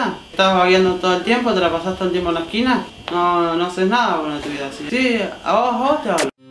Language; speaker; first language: Spanish; native; Spanish